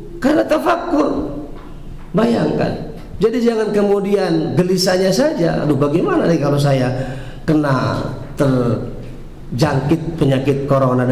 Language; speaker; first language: Indonesian; native; Indonesian